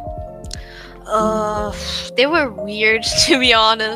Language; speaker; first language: English; non-native, learner; German